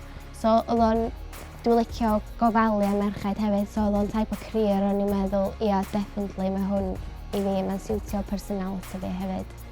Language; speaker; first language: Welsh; native; Welsh